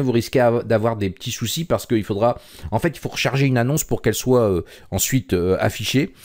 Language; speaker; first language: French; native; French